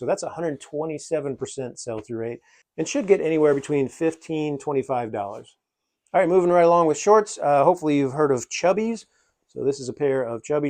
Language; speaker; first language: English; native; English